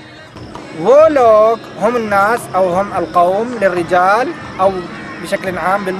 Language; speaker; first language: Arabic; native; Arabic